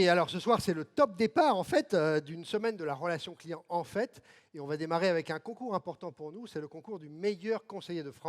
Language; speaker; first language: French; native; French